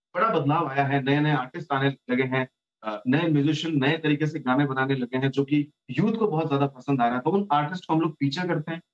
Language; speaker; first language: Hindi; native; Hindi